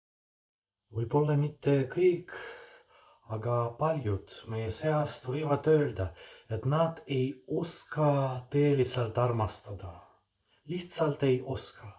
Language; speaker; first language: Estonian; non-native, fluent; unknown